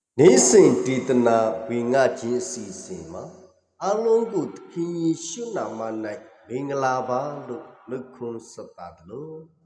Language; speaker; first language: Burmese; non-native, local second language; Karen languages